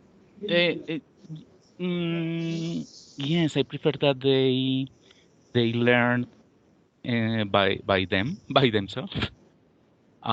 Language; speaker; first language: English; non-native, learner; Spanish